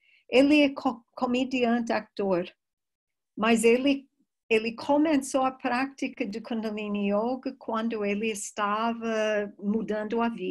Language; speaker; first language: Portuguese; non-native, fluent; English